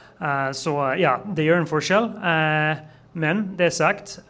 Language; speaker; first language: Norwegian; non-native, fluent; English